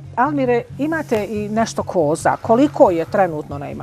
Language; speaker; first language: Croatian; native; Croatian